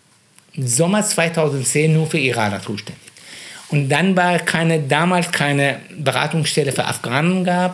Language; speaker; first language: German; non-native, fluent; Persian